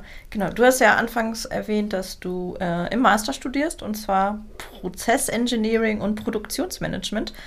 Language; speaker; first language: German; native; German